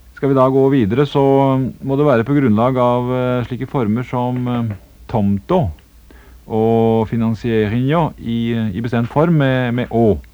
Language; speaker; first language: Norwegian; native; Norwegian